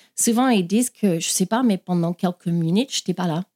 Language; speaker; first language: French; non-native, fluent; English